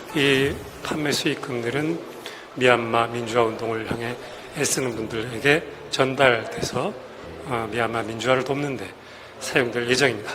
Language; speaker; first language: Korean; native; Korean